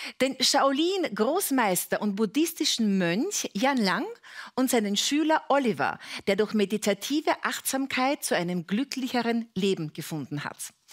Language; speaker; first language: German; native; German